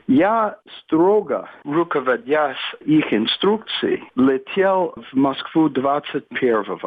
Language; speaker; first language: Russian; non-native, fluent; English